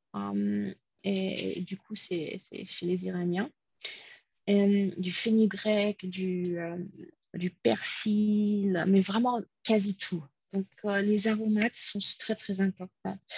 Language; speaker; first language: French; non-native, fluent; English